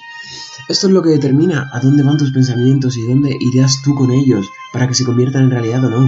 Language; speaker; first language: Spanish; native; Spanish